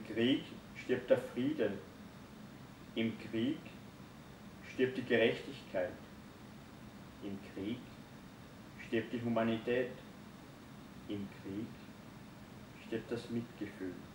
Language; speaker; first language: German; native; German